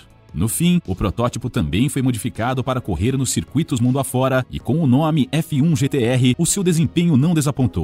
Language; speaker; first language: Portuguese; native; Portuguese